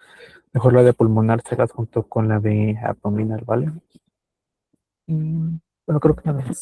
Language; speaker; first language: Spanish; native; Spanish